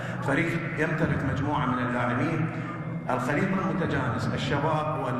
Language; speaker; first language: Arabic; native; Arabic